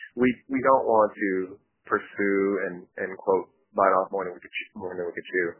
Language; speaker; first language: English; early bilingual, other home language; Japanese